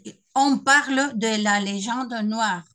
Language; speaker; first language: French; non-native, learner; Spanish